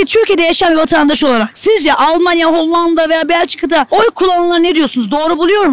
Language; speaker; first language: Turkish; native; Turkish